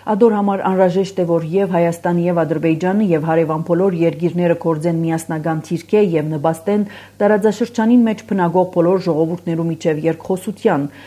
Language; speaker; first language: Armenian; early bilingual, heritage; Armenian